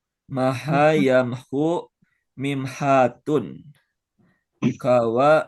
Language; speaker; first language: Arabic; non-native, learner; Indonesian